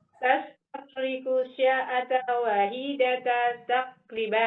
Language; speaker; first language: Arabic; non-native, learner; Indonesian